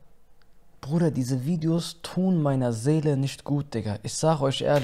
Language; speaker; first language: German; native; German